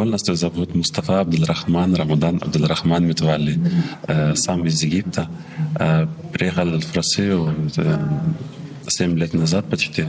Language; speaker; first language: Russian; non-native, learner; Arabic